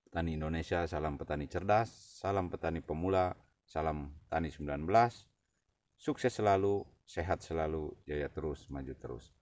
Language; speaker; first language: Indonesian; non-native, local second language; Sundanese